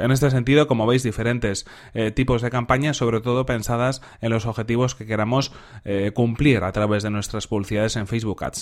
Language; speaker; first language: Spanish; native; Spanish